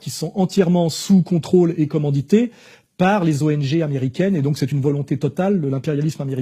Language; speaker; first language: French; native; French